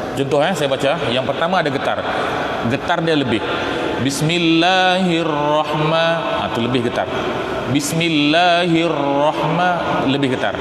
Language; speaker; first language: Malay; native; Malay